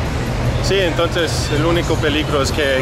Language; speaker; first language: Spanish; non-native, learner; English